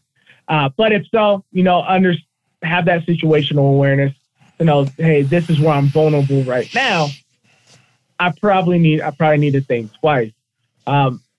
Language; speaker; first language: English; native; English